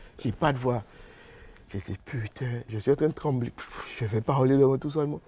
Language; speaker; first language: French; native; French